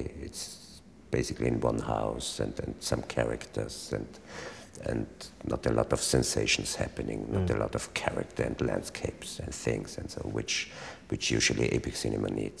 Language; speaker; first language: English; non-native, fluent; German